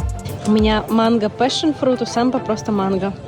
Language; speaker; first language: Russian; native; Russian